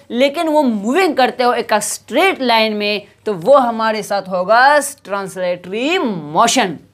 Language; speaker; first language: Urdu; non-native, local second language; Pashto